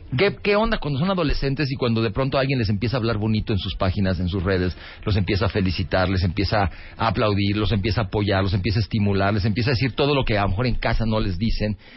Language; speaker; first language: Spanish; native; Spanish